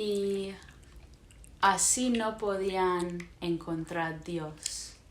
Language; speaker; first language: Spanish; early bilingual, heritage; English